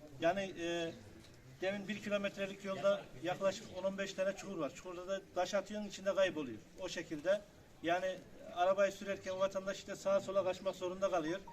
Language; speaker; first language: Turkish; native; Turkish